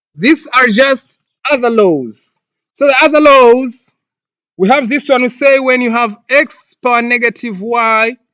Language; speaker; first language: English; non-native, local second language; Swahili